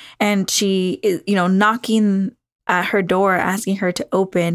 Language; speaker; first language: English; early bilingual, other home language; Spanish